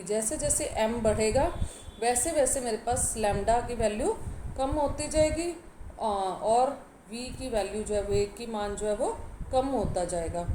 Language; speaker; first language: Hindi; native; Hindi